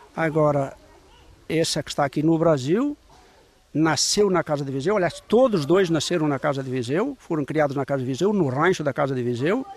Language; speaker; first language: Portuguese; native; Portuguese